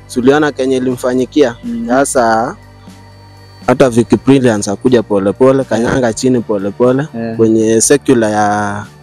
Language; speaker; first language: Swahili; non-native, local second language; Kalenjin